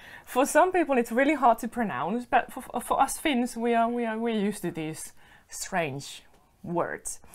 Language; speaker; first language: English; non-native, fluent; Finnish